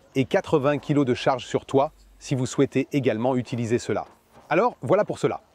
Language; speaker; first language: French; non-native, fluent; German